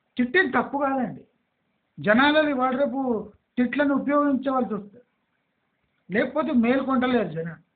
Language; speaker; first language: Telugu; non-native, local second language; Kannada